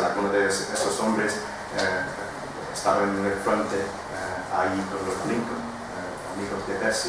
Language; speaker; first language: Spanish; non-native, fluent; English